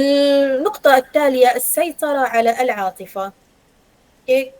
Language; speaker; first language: Arabic; non-native, fluent; Malay